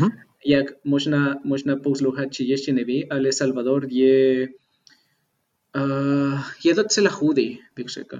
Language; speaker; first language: Czech; non-native, fluent; Spanish